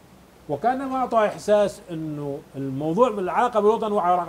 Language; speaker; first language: Arabic; native; Arabic